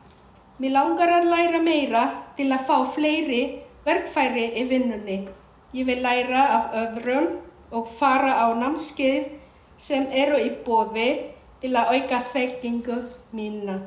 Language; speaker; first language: Icelandic; non-native, fluent; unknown